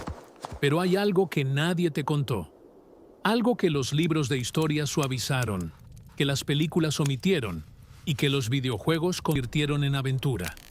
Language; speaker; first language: Spanish; native; Spanish